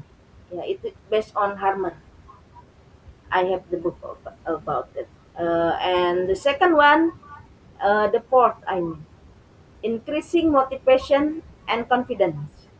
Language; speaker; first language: English; non-native, learner; Indonesian